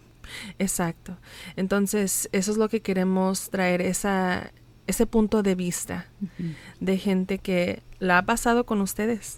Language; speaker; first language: Spanish; early bilingual, heritage; Spanish